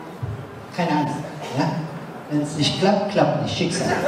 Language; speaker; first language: German; non-native, learner; Turkish